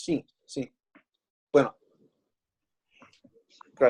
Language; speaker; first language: Spanish; non-native, fluent; English